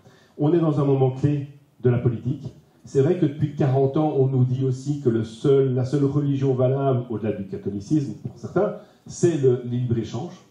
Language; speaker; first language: French; native; French